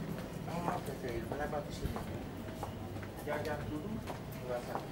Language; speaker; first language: Indonesian; early bilingual, heritage; Dutch